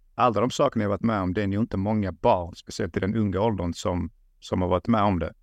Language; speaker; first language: Swedish; early bilingual, other home language; Russian